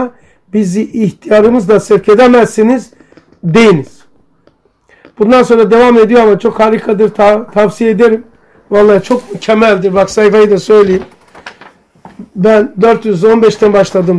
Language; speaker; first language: Turkish; native; Turkish